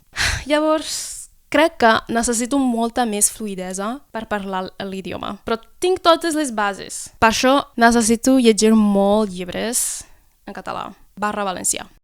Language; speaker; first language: Catalan; non-native, local second language; French